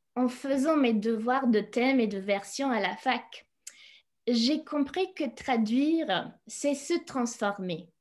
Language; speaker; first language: French; non-native, fluent; English